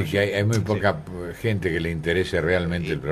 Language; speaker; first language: Spanish; native; Spanish